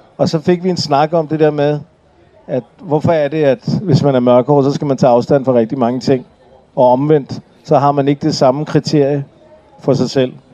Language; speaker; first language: Danish; early bilingual, other home language; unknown